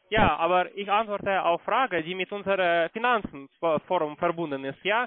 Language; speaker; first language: German; non-native, learner; Russian